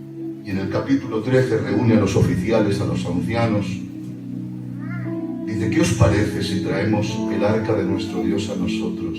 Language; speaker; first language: Spanish; native; Spanish